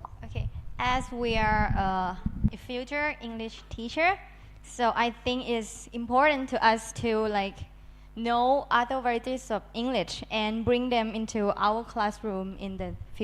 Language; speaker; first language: English; non-native, learner; Thai